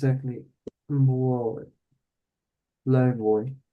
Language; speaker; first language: English; non-native, fluent; Spanish